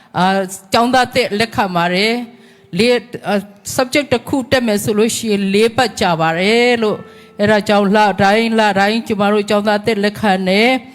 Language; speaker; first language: Burmese; non-native, local second language; Tedim Chin